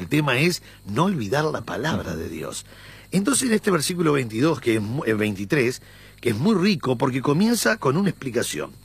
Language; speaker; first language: Spanish; native; Spanish